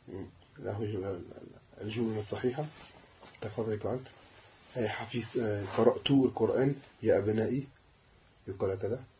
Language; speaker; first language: Arabic; non-native, fluent; French